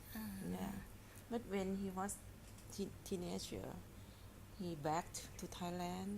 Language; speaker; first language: English; non-native, learner; Thai